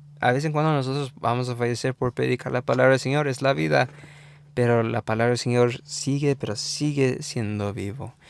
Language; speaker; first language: Spanish; early bilingual, heritage; English